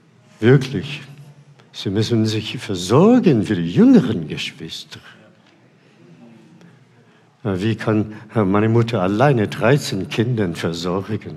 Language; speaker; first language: German; non-native, fluent; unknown